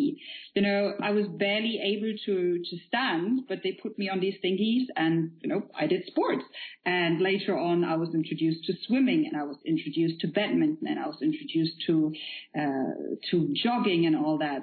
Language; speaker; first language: English; non-native, fluent; Polish